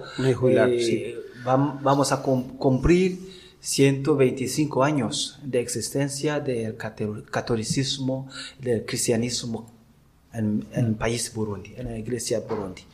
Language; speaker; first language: Spanish; non-native, learner; Rundi